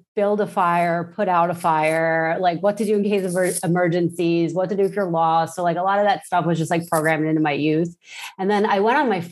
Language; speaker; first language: English; native; English